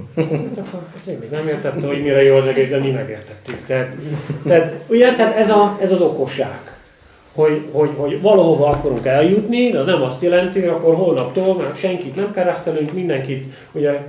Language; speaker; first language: Hungarian; non-native, fluent; Dutch